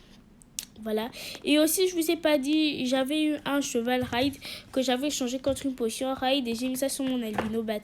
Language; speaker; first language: French; native; French